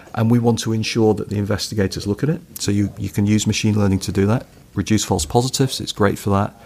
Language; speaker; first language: English; native; English